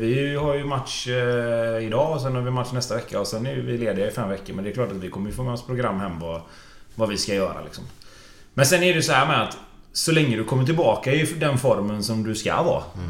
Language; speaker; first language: Swedish; native; Swedish